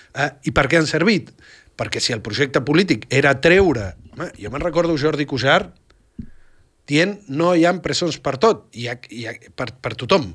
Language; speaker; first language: Catalan; native; Catalan